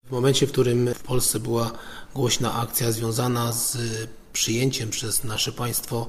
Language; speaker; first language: Polish; native; Polish